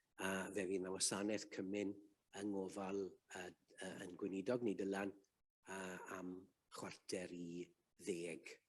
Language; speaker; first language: Welsh; native; Welsh